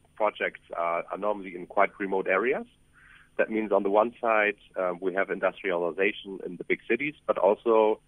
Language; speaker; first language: English; non-native, fluent; German